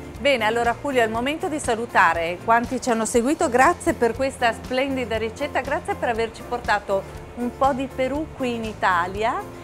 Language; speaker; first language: Italian; native; Italian